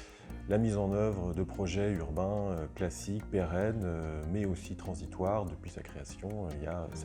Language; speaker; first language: French; native; French